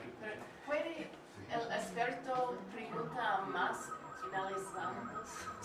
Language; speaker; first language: Spanish; non-native, learner; English